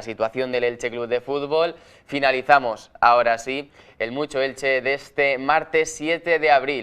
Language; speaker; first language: Spanish; native; Spanish